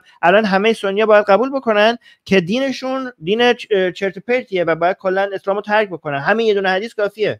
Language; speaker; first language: Persian; native; Persian